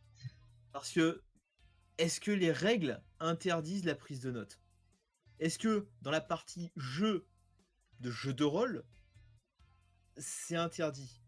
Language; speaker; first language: French; native; French